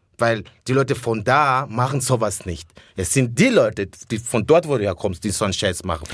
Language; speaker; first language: German; early bilingual, other home language; Rundi